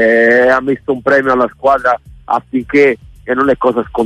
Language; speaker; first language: Italian; native; Italian